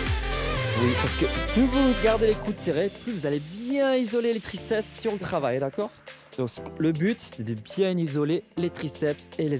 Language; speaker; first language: French; native; French